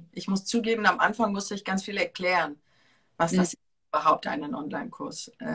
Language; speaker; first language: German; non-native, fluent; Greek